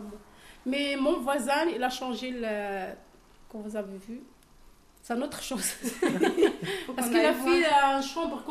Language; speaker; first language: French; non-native, local second language; Arabic